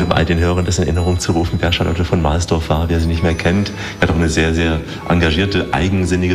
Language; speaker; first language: German; native; German